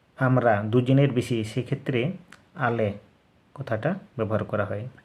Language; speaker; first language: Bangla; non-native, local second language; Santali